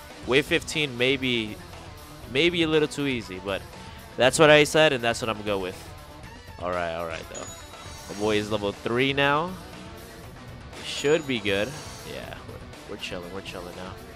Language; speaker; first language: English; early bilingual, other home language; Spanish